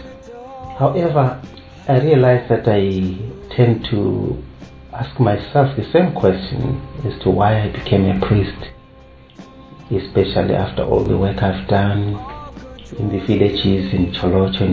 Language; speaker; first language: English; non-native, local second language; Shona